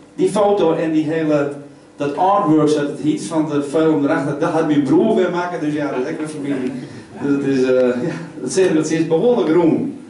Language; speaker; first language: Dutch; non-native, local second language; Western Frisian